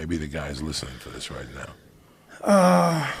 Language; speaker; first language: English; native; English